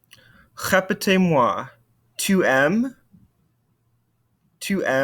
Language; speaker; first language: French; non-native, fluent; English